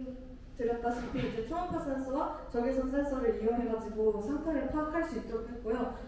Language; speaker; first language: Korean; native; Korean